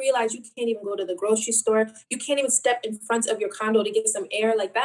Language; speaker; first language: English; native; English